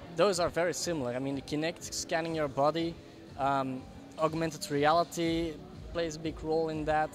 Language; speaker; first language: English; non-native, fluent; Dutch